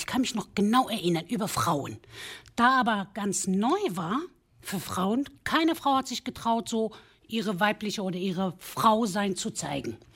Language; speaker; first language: German; early bilingual, other home language; Kurdish